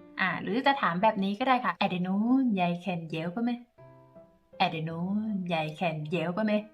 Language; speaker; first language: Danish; non-native, learner; Thai